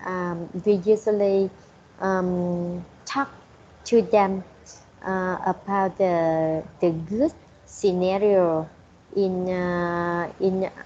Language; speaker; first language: English; non-native, learner; Vietnamese